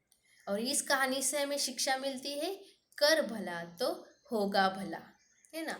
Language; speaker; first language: Hindi; native; Hindi